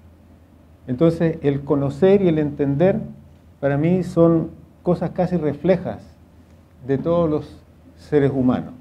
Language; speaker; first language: Spanish; native; Spanish